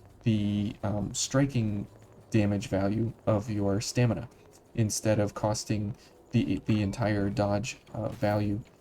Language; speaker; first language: English; native; English